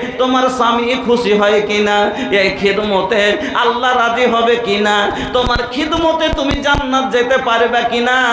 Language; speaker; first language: Bangla; non-native, local second language; Bhojpuri